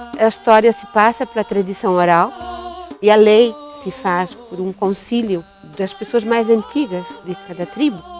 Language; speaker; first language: Portuguese; native; Portuguese